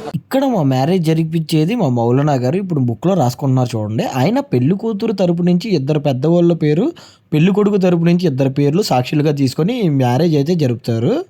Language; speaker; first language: Telugu; non-native, local second language; Urdu